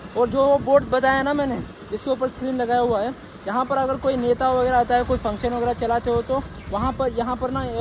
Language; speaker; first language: Hindi; non-native, local second language; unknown